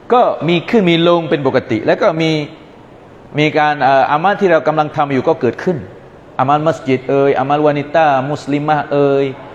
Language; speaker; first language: Thai; non-native, local second language; Malay